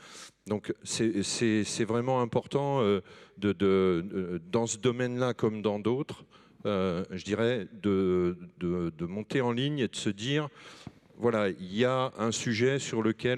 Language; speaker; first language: French; native; French